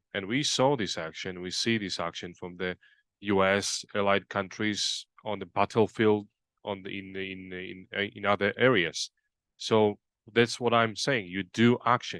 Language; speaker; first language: English; non-native, fluent; Georgian